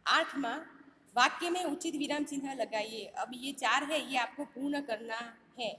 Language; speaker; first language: Hindi; non-native, local second language; Gujarati